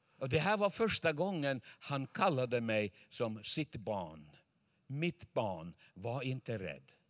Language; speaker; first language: Swedish; non-native, fluent; Chinese